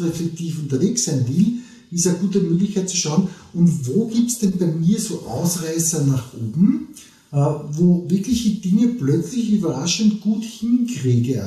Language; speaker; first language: German; native; German